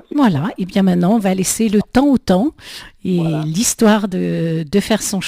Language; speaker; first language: French; native; French